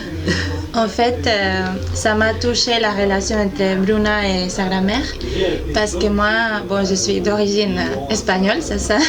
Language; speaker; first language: French; non-native, fluent; Spanish